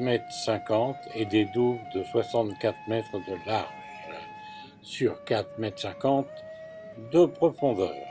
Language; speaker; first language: French; native; French